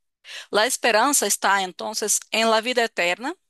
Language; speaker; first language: Spanish; non-native, fluent; Portuguese